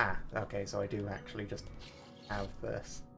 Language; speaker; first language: English; native; English